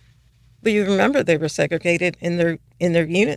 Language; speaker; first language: English; native; English